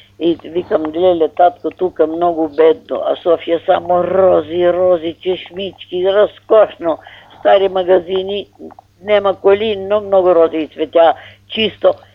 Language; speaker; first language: Bulgarian; native; Bulgarian